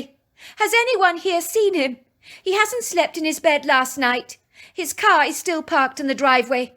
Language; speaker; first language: English; native; English